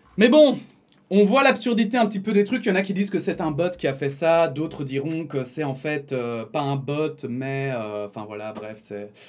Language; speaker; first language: French; native; French